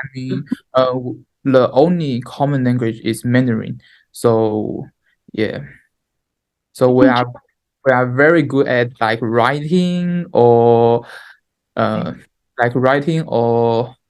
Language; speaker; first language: English; non-native, learner; Chinese